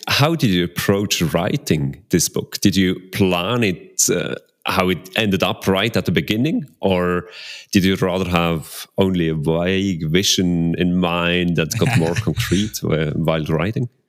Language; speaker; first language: English; non-native, fluent; Swiss German